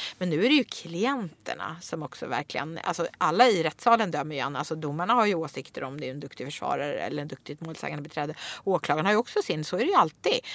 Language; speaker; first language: Swedish; native; Swedish